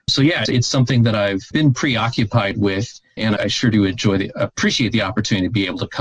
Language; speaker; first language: English; native; English